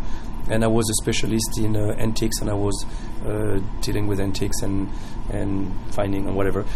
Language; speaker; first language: English; non-native, fluent; French